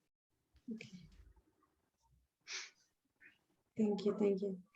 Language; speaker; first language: English; non-native, learner; Spanish